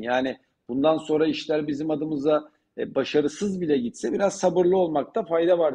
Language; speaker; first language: Turkish; native; Turkish